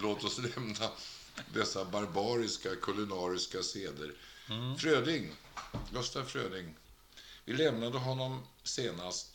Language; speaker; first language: Swedish; native; Swedish